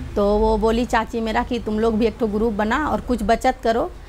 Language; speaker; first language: Hindi; native; Hindi